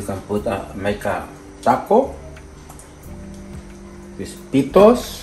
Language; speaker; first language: English; non-native, learner; Spanish